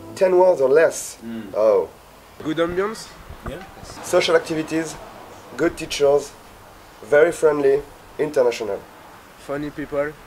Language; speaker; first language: English; non-native, learner; French